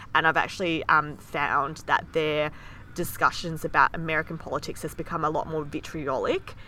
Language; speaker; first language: English; native; English